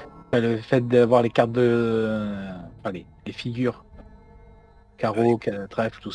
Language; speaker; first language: French; native; French